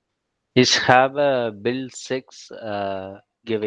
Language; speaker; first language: German; non-native, learner; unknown